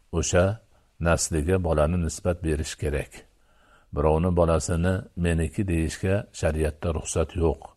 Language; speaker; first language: Uzbek; native; Uzbek